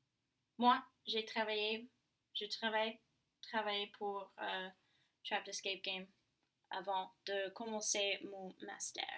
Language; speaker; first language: French; non-native, learner; English